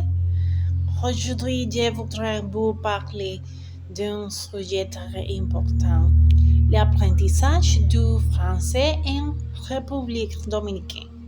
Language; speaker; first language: French; non-native, learner; Spanish